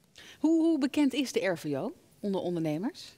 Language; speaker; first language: Dutch; native; Dutch